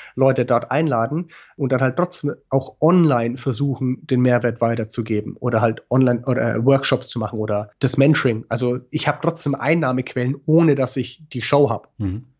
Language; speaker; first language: German; native; German